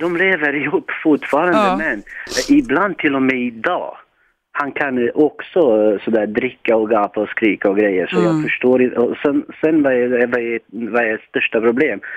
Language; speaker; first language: Swedish; non-native, learner; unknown